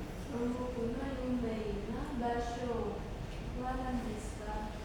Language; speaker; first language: Japanese; non-native, learner; Indonesian